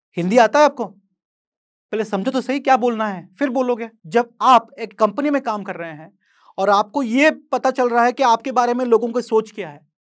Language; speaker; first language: Hindi; non-native, local second language; Odia